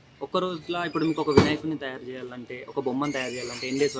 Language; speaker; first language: Telugu; native; Telugu